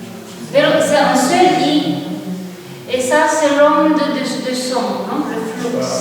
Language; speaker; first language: French; non-native, fluent; Italian